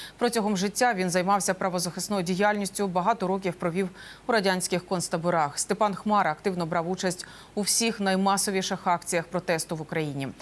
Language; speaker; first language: Ukrainian; native; Ukrainian